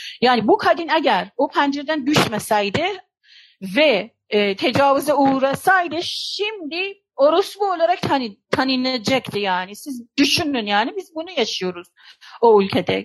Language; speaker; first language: Turkish; non-native, fluent; Persian